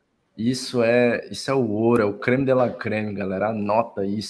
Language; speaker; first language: Portuguese; native; Portuguese